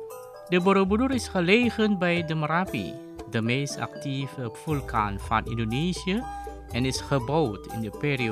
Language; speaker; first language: Dutch; non-native, fluent; Indonesian